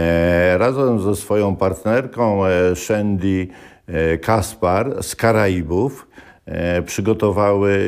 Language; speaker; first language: Polish; native; Polish